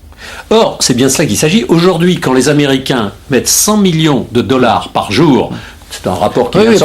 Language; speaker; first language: French; native; French